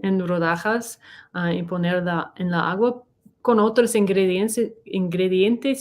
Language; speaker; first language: Spanish; non-native, fluent; English